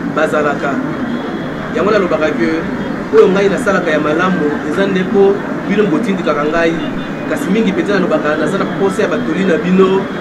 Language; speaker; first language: Lingala; native; Lingala